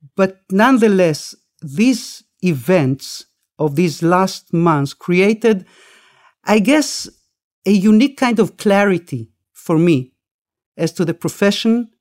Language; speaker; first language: English; early bilingual, other home language; Spanish